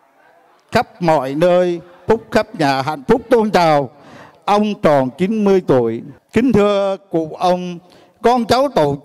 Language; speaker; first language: Vietnamese; native; Vietnamese